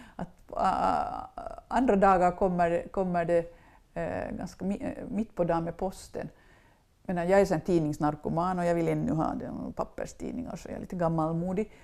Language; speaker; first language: Swedish; native; Swedish